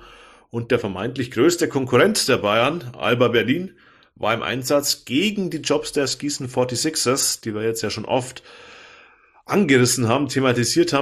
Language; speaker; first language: German; native; German